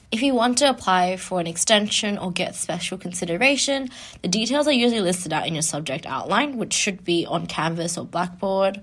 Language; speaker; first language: English; native; English